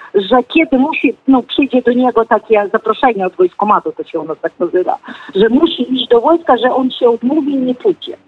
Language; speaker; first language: Polish; non-native, fluent; Ukrainian